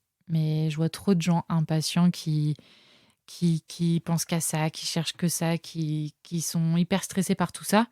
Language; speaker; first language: French; native; French